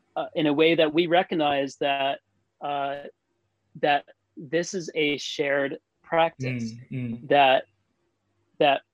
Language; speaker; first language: English; native; English